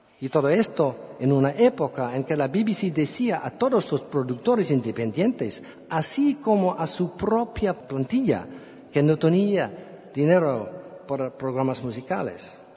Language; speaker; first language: Spanish; non-native, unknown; English